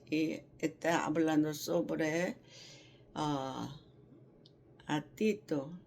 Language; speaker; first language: Spanish; non-native, learner; Korean